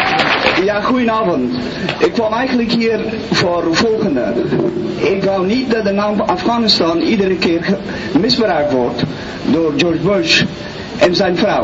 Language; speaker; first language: Dutch; non-native, fluent; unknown